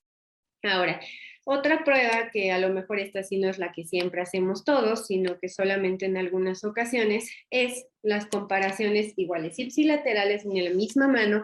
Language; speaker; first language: Spanish; native; Spanish